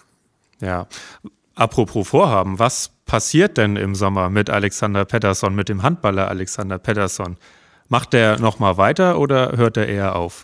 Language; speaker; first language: German; native; German